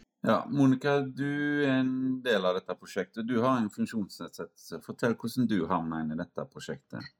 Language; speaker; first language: Norwegian; native; Norwegian